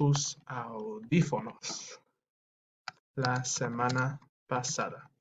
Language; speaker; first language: Spanish; non-native, fluent; English